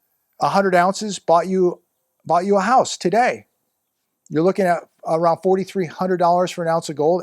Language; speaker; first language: English; native; English